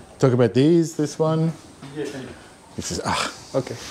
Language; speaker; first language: English; non-native, learner; Spanish